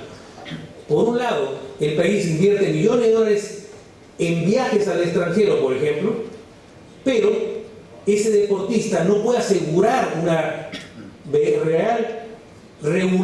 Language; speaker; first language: Spanish; native; Spanish